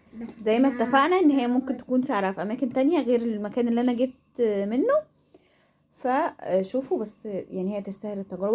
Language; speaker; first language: Arabic; native; Arabic